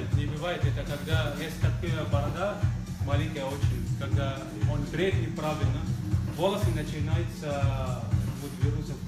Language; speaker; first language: Russian; non-native, local second language; Georgian